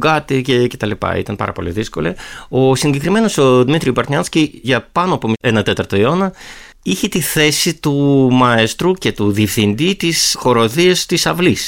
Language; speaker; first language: Greek; non-native, fluent; Russian